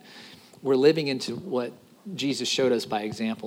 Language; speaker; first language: English; native; English